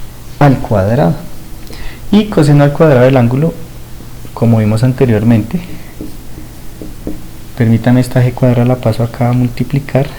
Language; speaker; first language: Spanish; native; Spanish